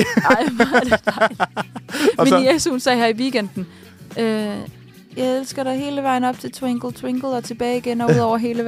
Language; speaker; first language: Danish; native; Danish